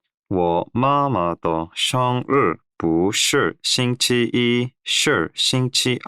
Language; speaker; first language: Chinese; non-native, learner; Korean